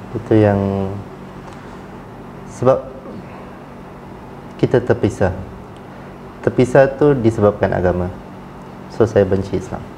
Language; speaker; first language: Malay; non-native, local second language; Tamil